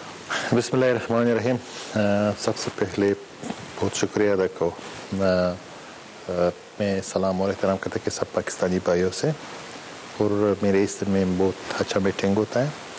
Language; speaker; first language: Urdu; non-native, learner; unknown